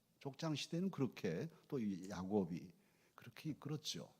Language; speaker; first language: Korean; native; Korean